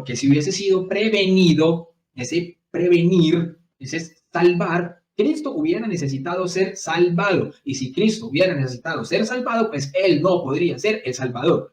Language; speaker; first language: Spanish; native; Spanish